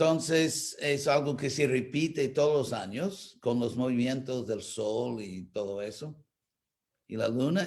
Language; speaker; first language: Spanish; non-native, fluent; English